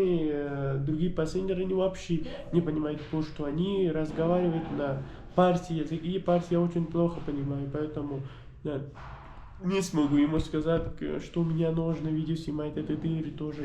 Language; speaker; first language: Russian; non-native, learner; Kyrgyz